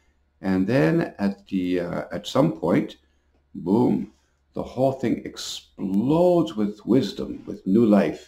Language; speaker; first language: English; native; English